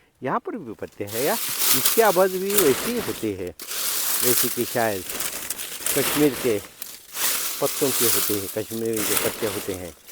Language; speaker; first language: Hindi; non-native, local second language; Marathi